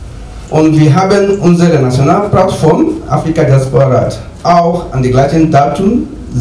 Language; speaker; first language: German; non-native, learner; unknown